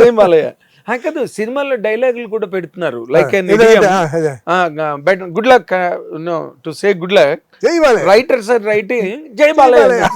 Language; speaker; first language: Telugu; native; Telugu